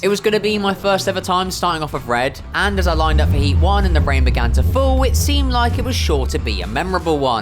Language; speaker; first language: English; native; English